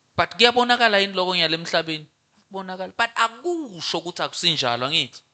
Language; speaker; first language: Zulu; non-native, local second language; Swati